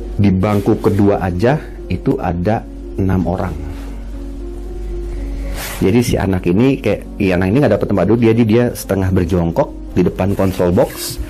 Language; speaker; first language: Indonesian; native; Indonesian